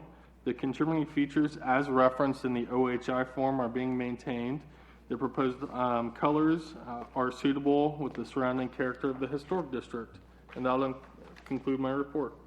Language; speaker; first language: English; native; English